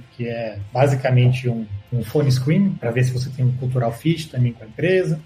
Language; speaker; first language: Portuguese; native; Portuguese